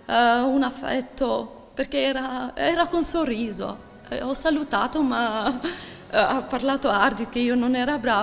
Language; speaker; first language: Italian; non-native, learner; Albanian